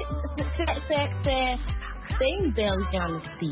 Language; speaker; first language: French; non-native, learner; Akan